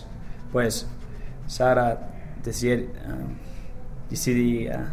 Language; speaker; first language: Spanish; non-native, learner; English